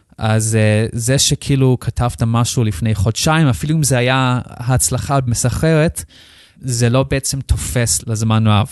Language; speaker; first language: Hebrew; non-native, fluent; English